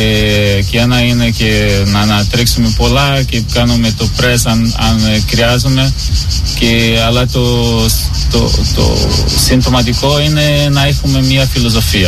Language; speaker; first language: Greek; non-native, learner; Portuguese